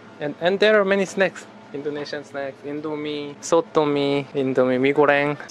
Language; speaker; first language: English; non-native, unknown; Korean